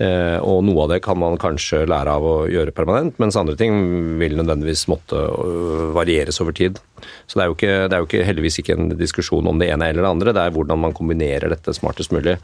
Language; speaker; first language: Norwegian; native; Norwegian